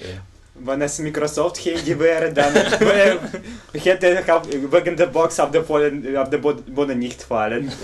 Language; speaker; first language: German; non-native, fluent; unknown